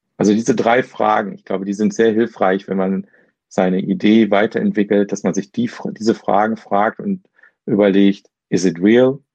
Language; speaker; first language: German; native; German